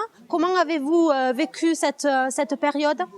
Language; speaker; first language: French; native; French